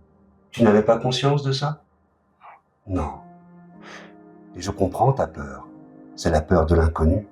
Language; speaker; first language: French; native; French